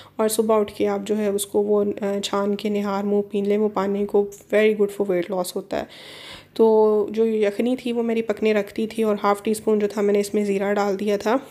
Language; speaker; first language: Hindi; native; Hindi